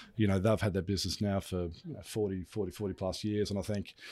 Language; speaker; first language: English; native; English